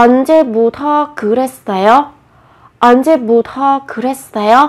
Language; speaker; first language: Korean; non-native, fluent; Vietnamese